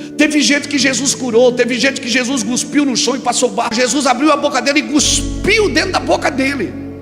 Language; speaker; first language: Portuguese; native; Portuguese